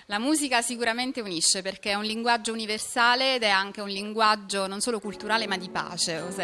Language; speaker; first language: Italian; native; Italian